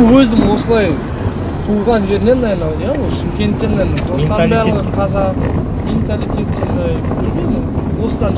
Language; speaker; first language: Kazakh; non-native, local second language; Russian